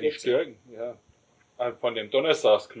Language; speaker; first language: German; native; German